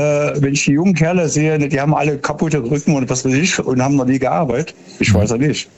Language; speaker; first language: German; native; German